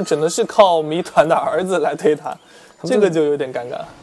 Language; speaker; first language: Chinese; native; Chinese